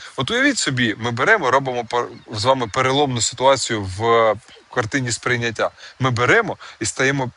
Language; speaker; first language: Ukrainian; non-native, local second language; Russian